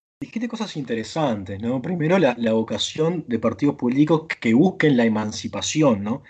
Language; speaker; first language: Spanish; native; Spanish